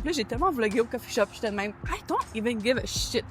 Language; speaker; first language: French; native; French